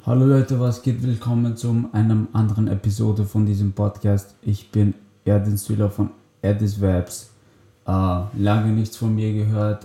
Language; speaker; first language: German; early bilingual, other home language; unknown